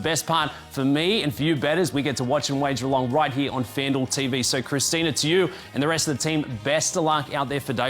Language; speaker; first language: English; native; English